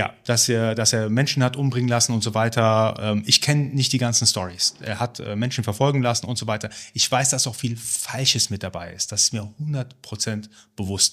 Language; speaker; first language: German; early bilingual, other home language; Persian